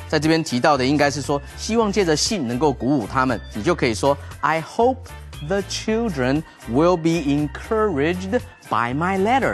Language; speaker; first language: Chinese; native; Chinese